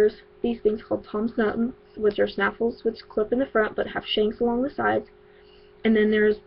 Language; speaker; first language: English; native; English